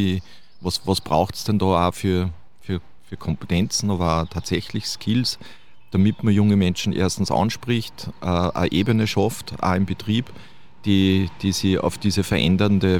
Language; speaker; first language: German; native; German